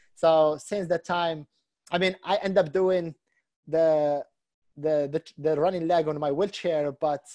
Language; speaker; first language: English; non-native, fluent; Arabic